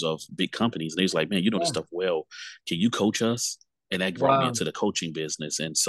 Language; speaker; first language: English; native; English